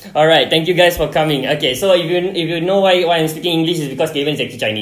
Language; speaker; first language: English; non-native, local second language; Malay